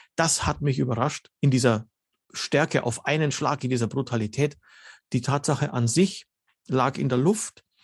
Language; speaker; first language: German; early bilingual, other home language; Slovenian